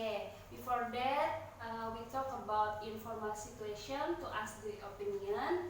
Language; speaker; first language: English; non-native, learner; Indonesian